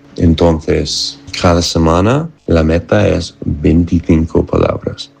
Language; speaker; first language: Spanish; non-native, learner; English